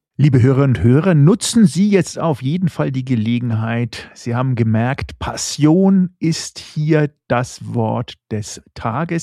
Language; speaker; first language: German; native; German